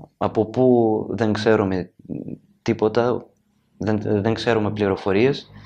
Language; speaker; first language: Greek; non-native, learner; Ukrainian